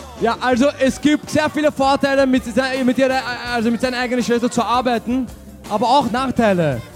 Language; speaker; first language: German; early bilingual, other home language; Turkish